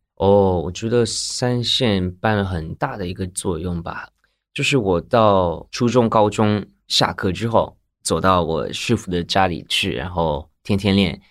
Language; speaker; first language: Chinese; non-native, fluent; Japanese